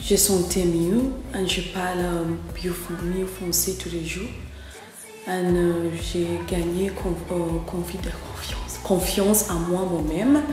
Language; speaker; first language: French; non-native, learner; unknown